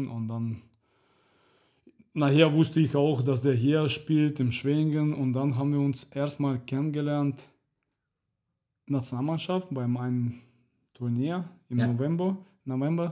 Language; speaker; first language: German; non-native, fluent; Russian